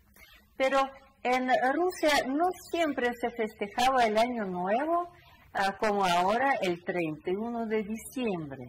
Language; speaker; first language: Spanish; non-native, fluent; Russian